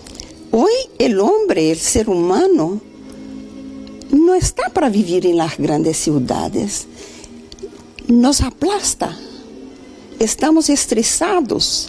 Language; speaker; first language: Spanish; non-native, fluent; Portuguese